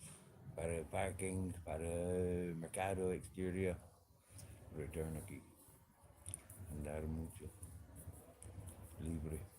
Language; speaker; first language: Spanish; non-native, learner; English